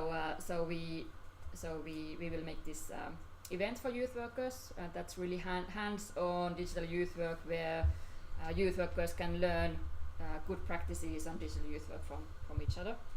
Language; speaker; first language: English; non-native, fluent; Finnish